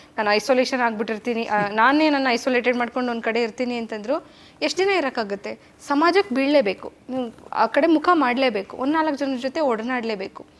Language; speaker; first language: Kannada; native; Kannada